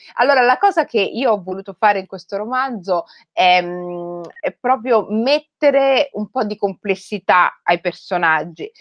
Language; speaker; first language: Italian; native; Italian